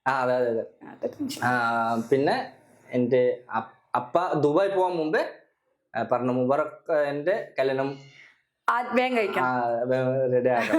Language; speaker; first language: Malayalam; non-native, local second language; Bangla